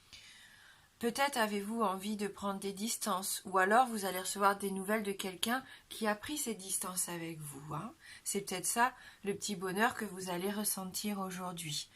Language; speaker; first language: French; native; French